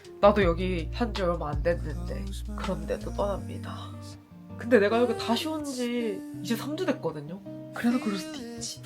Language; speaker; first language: Korean; native; Korean